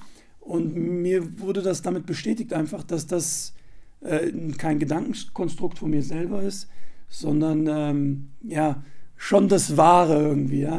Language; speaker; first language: German; native; German